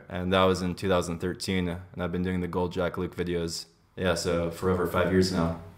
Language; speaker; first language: English; native; English